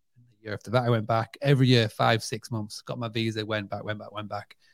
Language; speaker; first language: English; native; English